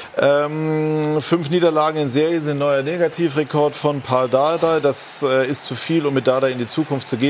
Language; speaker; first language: German; native; German